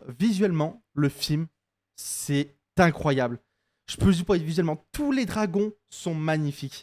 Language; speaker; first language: French; native; French